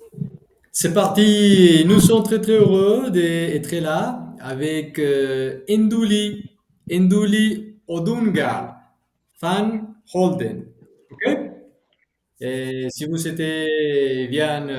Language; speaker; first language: French; non-native, fluent; Spanish